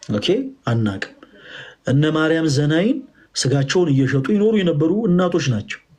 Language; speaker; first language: Amharic; native; Amharic